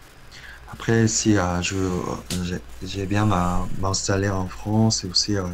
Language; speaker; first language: French; non-native, learner; Korean